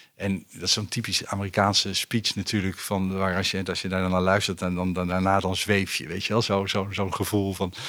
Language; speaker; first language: Dutch; native; Dutch